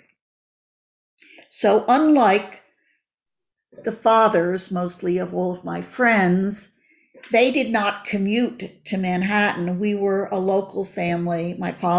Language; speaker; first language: English; native; English